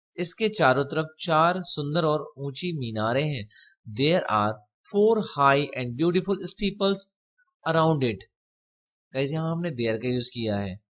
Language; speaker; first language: Hindi; native; Hindi